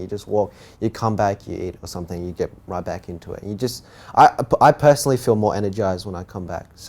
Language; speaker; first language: English; native; English